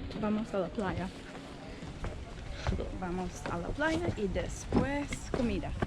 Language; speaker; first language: Spanish; non-native, learner; English